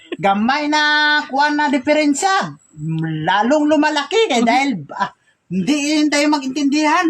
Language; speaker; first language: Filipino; non-native, local second language; Cebuano